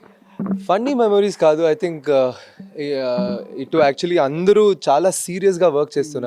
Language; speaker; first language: Telugu; non-native, local second language; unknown